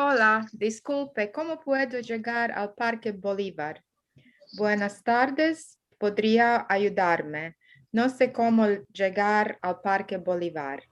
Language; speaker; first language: Spanish; non-native, learner; English